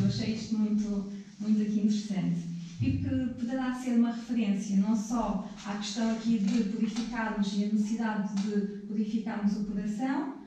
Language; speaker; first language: Portuguese; native; Portuguese